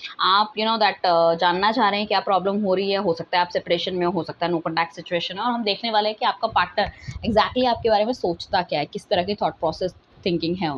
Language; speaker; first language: Hindi; native; Hindi